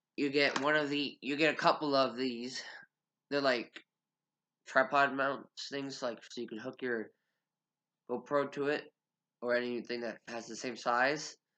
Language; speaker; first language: English; native; English